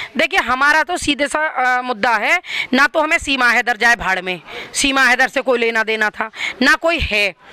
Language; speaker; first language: Hindi; native; Hindi